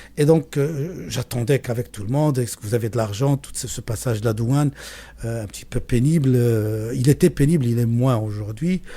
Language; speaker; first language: French; non-native, local second language; Arabic